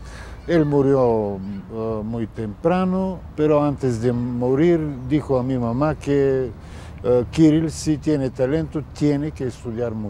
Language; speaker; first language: Spanish; non-native, fluent; Bulgarian